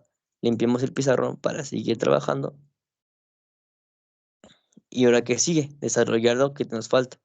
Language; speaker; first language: Spanish; native; Spanish